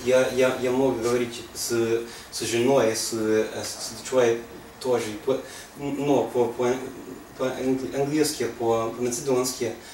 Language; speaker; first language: Russian; non-native, fluent; English